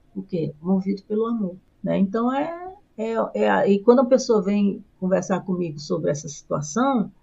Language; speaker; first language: Portuguese; native; Portuguese